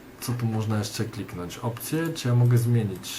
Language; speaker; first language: Polish; native; Polish